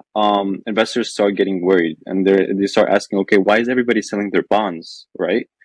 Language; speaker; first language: English; non-native, fluent; Arabic